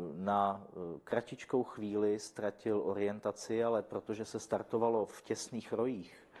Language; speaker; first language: Czech; native; Czech